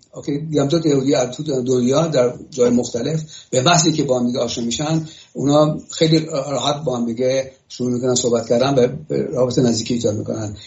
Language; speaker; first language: Persian; native; Persian